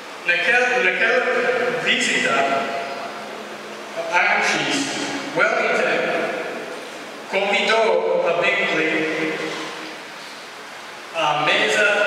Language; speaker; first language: Portuguese; non-native, learner; English